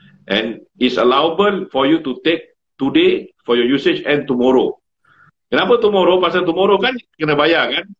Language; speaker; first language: English; non-native, learner; Malay